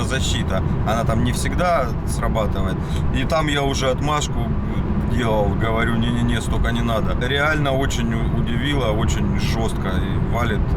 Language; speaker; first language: Russian; native; Russian